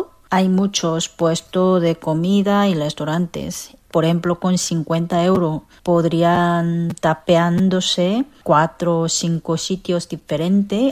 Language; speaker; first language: Spanish; non-native, fluent; Korean